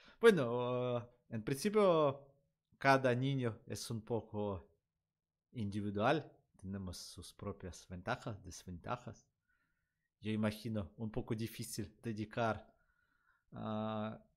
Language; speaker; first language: Spanish; non-native, learner; Russian